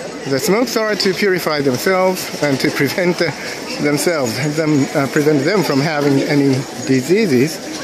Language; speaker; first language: English; non-native, fluent; Japanese